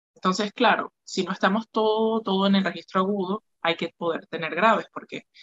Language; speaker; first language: Spanish; native; Spanish